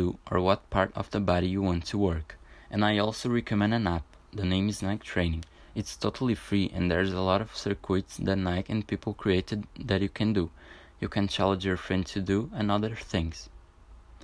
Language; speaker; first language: English; non-native, learner; Portuguese